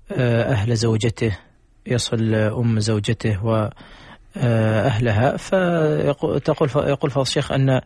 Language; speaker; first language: Arabic; native; Arabic